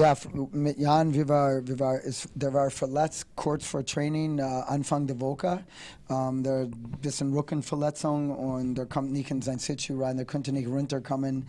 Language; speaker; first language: German; non-native, fluent; English